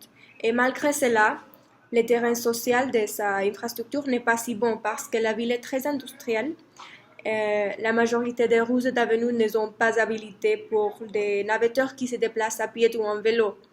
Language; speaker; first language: French; non-native, learner; Spanish